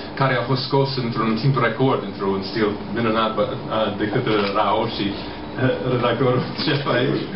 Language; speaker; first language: Romanian; non-native, fluent; English